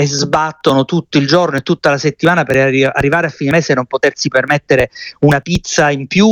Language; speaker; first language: Italian; native; Italian